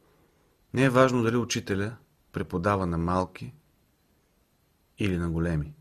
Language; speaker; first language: Bulgarian; native; Bulgarian